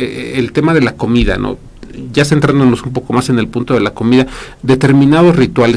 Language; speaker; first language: Spanish; native; Spanish